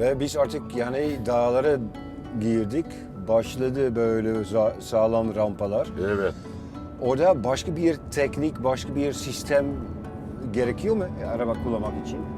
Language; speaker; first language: Turkish; non-native, fluent; Dutch